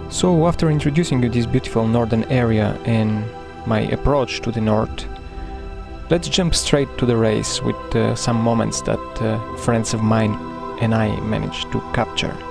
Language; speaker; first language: English; non-native, fluent; Bulgarian